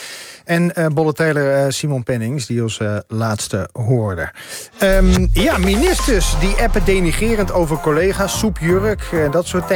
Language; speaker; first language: Dutch; native; Dutch